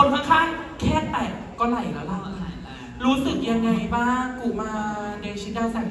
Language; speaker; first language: Thai; native; Thai